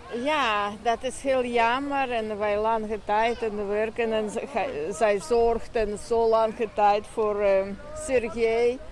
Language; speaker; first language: Dutch; non-native, learner; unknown